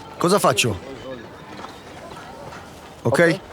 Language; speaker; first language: Italian; native; Italian